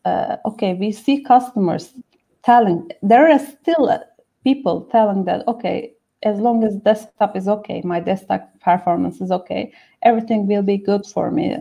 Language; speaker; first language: English; non-native, fluent; Turkish